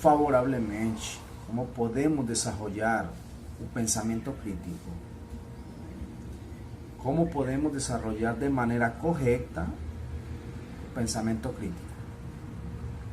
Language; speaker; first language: Portuguese; non-native, fluent; Spanish